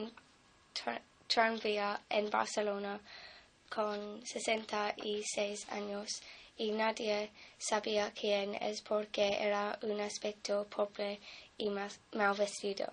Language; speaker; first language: Spanish; non-native, fluent; English